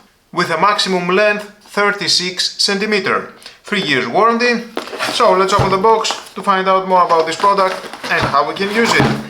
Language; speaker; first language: English; non-native, fluent; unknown